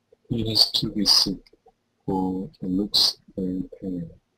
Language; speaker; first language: English; non-native, learner; Korean